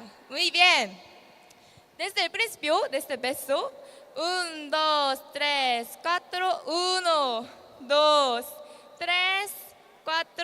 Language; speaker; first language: Spanish; non-native, learner; Korean